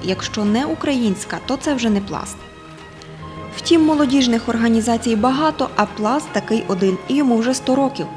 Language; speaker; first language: Ukrainian; native; Ukrainian